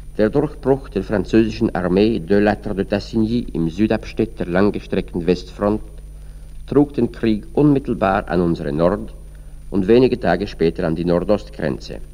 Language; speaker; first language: German; native; German